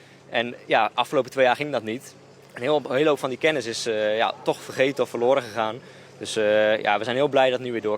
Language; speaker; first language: Dutch; native; Dutch